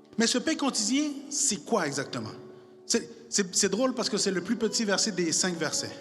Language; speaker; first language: French; non-native, fluent; Spanish